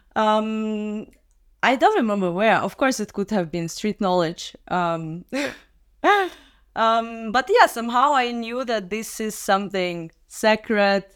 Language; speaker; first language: English; non-native, fluent; Russian